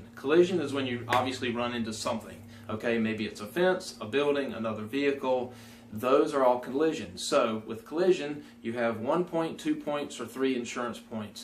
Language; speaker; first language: English; native; English